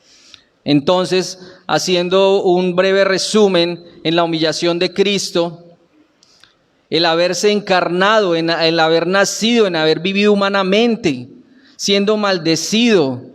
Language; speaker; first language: Spanish; native; Spanish